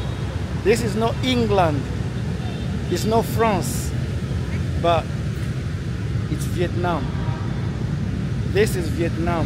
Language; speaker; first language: English; non-native, fluent; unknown